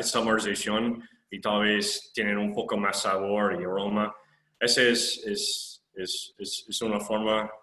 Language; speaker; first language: Spanish; non-native, fluent; English